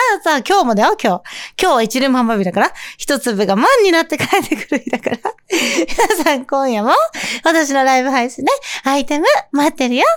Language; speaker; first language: Japanese; native; Japanese